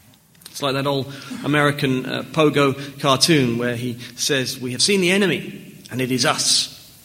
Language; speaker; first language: English; native; English